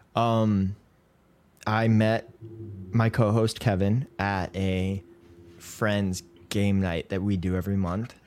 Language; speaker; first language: English; native; English